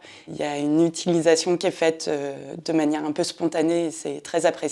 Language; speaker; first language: French; native; French